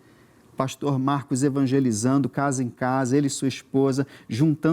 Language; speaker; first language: Portuguese; native; Portuguese